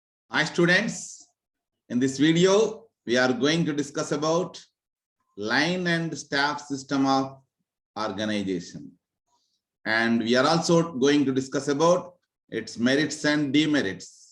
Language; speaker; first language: English; non-native, local second language; Telugu